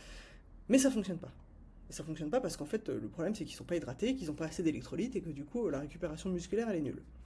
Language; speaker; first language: French; native; French